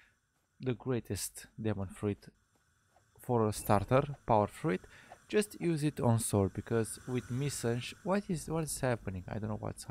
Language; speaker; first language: English; non-native, fluent; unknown